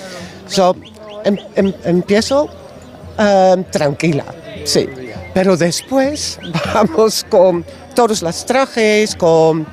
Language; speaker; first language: Spanish; non-native, learner; Dutch